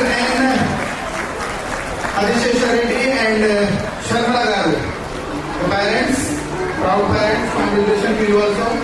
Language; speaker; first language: English; non-native, local second language; Telugu